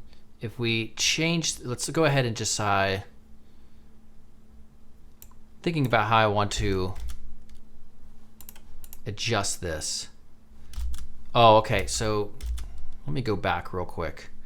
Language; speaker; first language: English; native; English